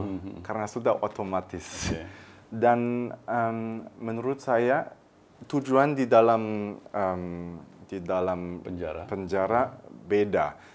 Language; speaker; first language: Indonesian; early bilingual, heritage; German